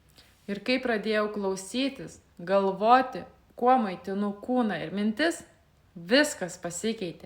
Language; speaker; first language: Lithuanian; native; Lithuanian